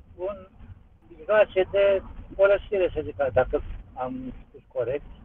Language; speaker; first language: Romanian; non-native, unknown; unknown